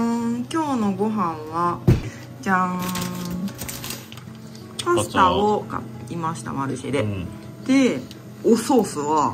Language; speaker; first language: Japanese; native; Japanese